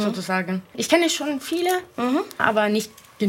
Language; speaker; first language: German; non-native, fluent; Italian